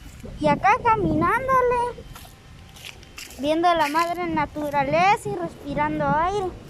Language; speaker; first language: Spanish; native; Spanish